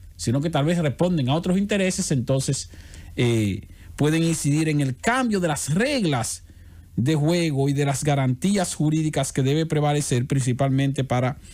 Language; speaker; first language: Spanish; native; Spanish